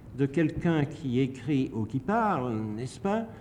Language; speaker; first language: French; native; French